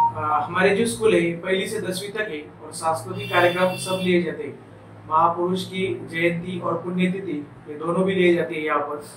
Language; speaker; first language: Hindi; non-native, local second language; Marathi